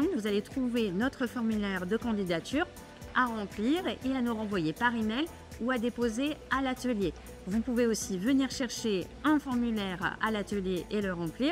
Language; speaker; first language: French; native; French